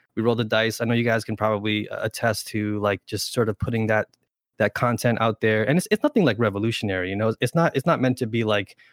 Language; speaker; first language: English; early bilingual, other home language; Spanish